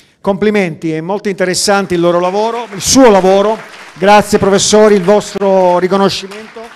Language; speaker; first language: Italian; native; Italian